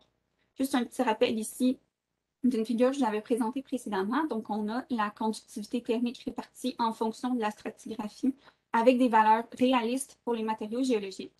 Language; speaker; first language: French; native; French